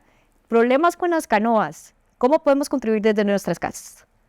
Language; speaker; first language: Spanish; native; Spanish